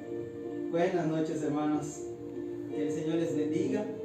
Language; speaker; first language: Spanish; native; Spanish